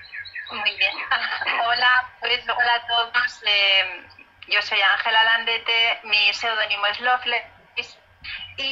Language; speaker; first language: Spanish; native; Spanish